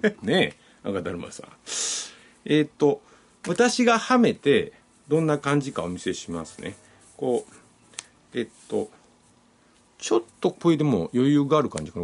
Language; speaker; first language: Japanese; native; Japanese